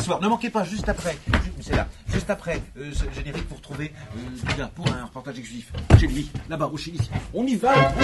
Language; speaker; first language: French; native; French